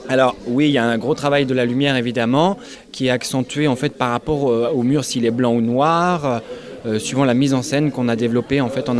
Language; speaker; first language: French; native; French